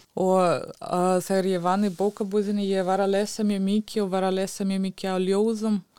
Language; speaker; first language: Icelandic; non-native, fluent; Ukrainian